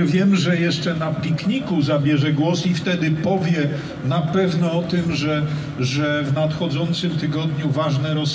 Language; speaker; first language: Polish; native; Polish